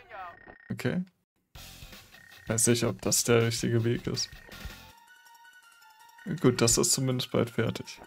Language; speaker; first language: German; native; German